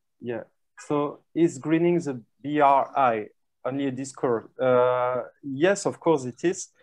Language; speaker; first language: English; non-native, fluent; French